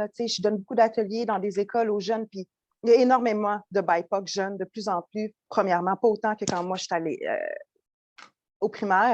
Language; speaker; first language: French; native; French